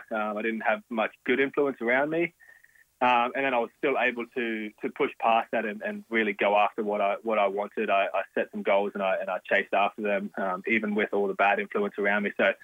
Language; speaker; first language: English; native; English